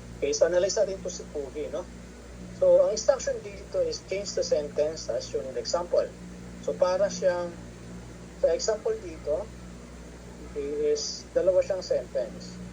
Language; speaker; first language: Filipino; non-native, local second language; Pampanga